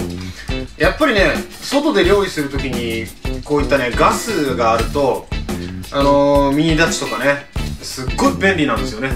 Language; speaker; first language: Japanese; native; Japanese